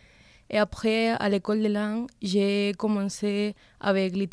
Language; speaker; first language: French; non-native, learner; Spanish